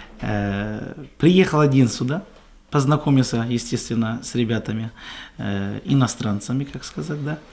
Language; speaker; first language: Russian; non-native, fluent; Arabic